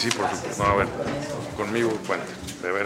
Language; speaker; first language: Spanish; native; Spanish